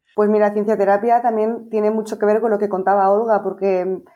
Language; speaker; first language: Spanish; native; Spanish